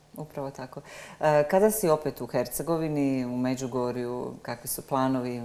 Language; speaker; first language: Serbian; native; Serbian